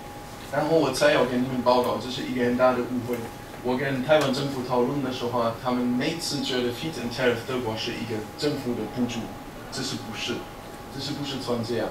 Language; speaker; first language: Chinese; non-native, fluent; German